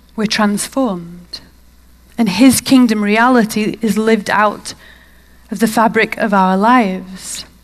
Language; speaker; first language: English; native; English